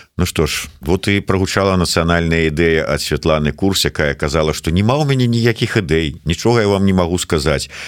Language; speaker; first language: Belarusian; native; Belarusian